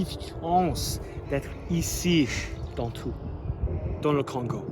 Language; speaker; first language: French; non-native, learner; English